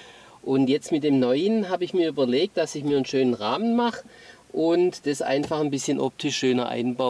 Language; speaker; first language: German; native; German